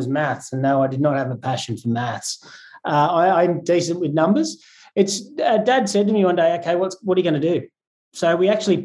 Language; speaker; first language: English; native; English